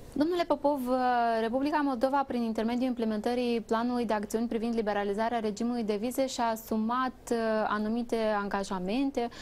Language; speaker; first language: Romanian; native; Romanian